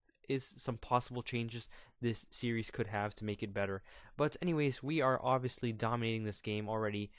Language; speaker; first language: English; native; English